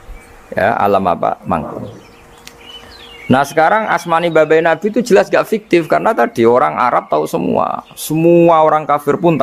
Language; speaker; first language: Indonesian; non-native, local second language; Javanese